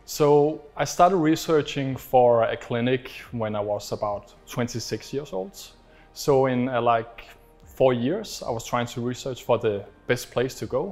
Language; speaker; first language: English; non-native, fluent; Danish